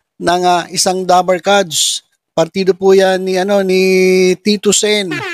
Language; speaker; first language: Filipino; native; Filipino